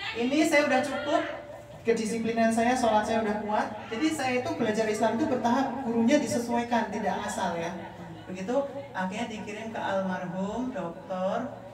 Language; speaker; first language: Indonesian; non-native, fluent; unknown